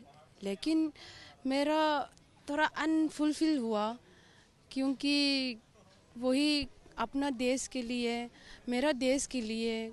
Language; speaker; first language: Hindi; non-native, local second language; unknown